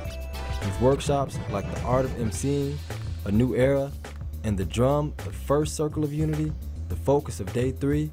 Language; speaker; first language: English; native; English